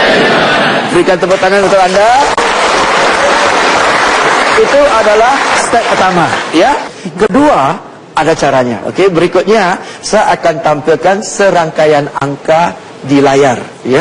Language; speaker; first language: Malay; non-native, fluent; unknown